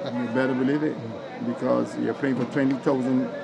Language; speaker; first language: English; native; English